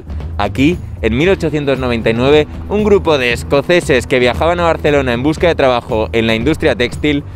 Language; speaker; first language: Spanish; native; Spanish